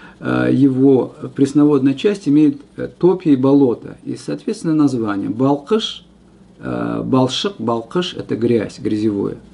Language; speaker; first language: Russian; non-native, local second language; Kazakh